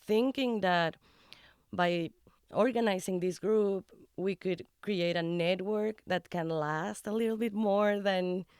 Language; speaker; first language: English; non-native, fluent; Spanish